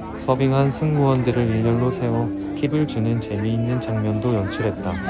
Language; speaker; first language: Korean; native; Korean